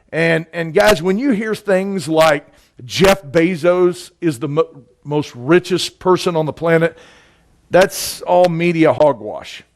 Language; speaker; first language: English; native; English